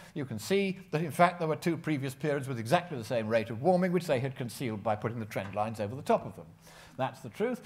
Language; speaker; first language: English; native; English